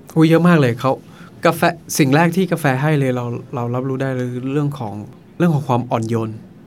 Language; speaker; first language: Thai; non-native, local second language; Akha